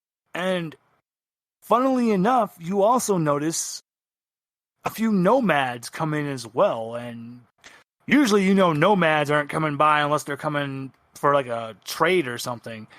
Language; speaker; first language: English; native; English